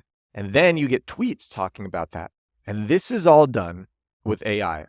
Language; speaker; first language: English; native; English